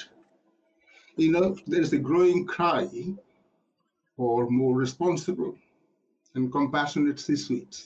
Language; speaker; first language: English; non-native, local second language; Bangla